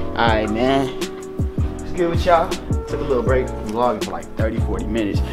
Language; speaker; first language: English; native; English